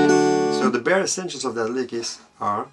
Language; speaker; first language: English; non-native, fluent; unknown